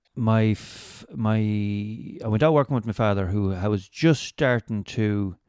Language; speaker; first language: English; native; English